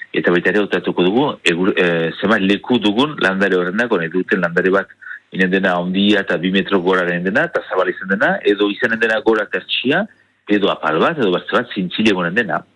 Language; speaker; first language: Basque; native; Basque